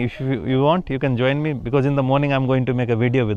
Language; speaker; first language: English; non-native, local second language; Hindi